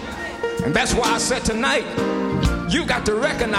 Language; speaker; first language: English; native; English